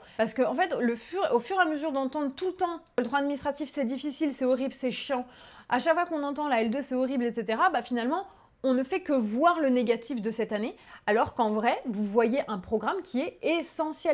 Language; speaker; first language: French; native; French